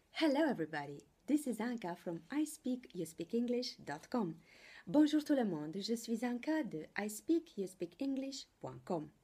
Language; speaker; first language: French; non-native, fluent; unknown